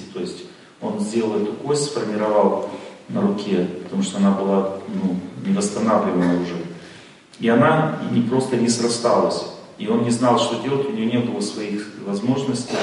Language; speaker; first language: Russian; native; Russian